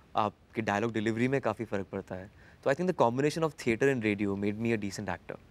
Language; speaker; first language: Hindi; native; Hindi